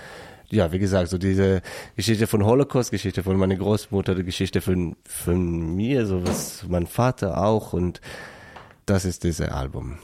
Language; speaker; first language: German; non-native, learner; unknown